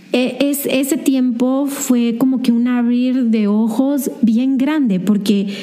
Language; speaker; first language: Spanish; native; Spanish